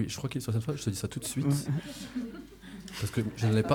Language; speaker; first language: French; native; French